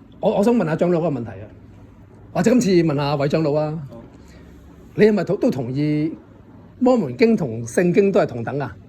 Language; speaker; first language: Cantonese; native; Cantonese